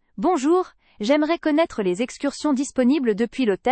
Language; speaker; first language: French; native; French